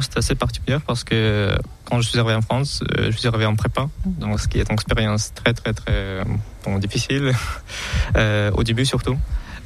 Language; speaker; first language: French; non-native, fluent; Kazakh